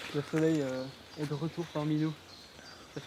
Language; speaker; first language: French; native; French